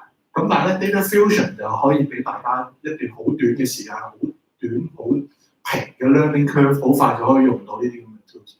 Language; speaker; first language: Chinese; native; Chinese